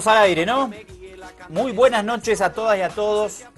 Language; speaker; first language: Spanish; native; Spanish